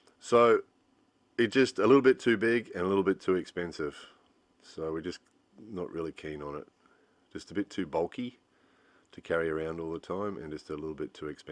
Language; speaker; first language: English; native; English